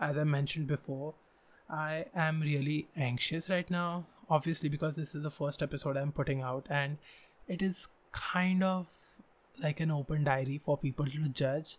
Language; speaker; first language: English; non-native, local second language; Marathi